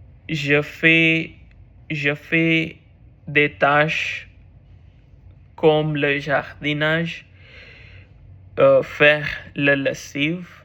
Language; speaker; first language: French; non-native, learner; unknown